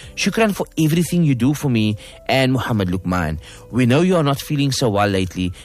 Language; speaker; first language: English; native; English